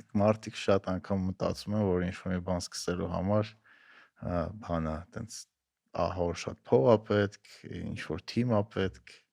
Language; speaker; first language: Armenian; native; Armenian